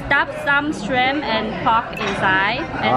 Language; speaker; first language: English; non-native, local second language; Vietnamese